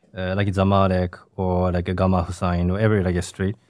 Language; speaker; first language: English; non-native, fluent; Japanese